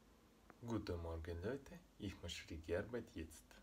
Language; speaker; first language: German; non-native, learner; Russian